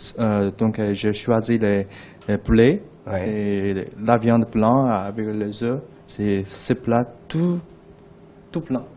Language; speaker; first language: French; non-native, learner; Chinese